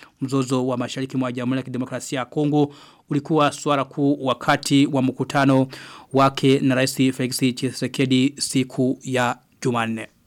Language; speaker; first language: Swahili; non-native, local second language; Rundi